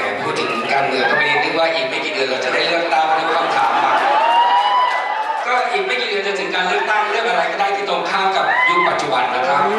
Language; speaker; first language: Thai; native; Thai